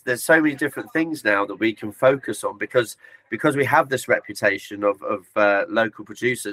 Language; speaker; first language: English; native; English